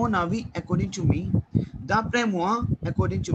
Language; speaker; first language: French; non-native, learner; Hindi